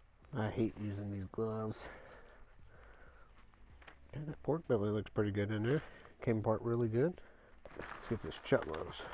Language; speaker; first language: English; native; English